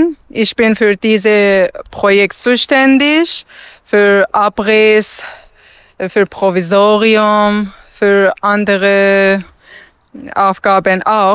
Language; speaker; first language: German; non-native, fluent; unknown